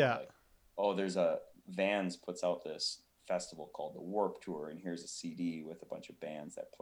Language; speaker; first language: English; native; English